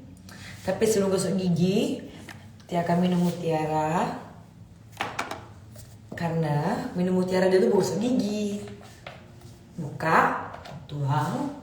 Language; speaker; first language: Malay; native; Malay